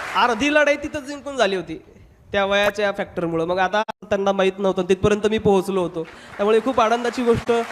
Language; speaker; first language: Marathi; non-native, local second language; Hindi